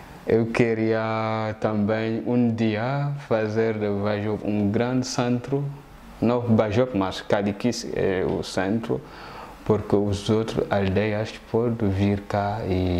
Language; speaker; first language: Portuguese; non-native, fluent; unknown